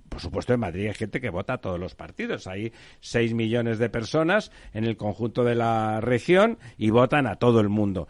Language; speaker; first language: Spanish; native; Spanish